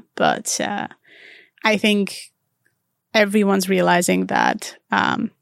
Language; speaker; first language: English; non-native, fluent; Armenian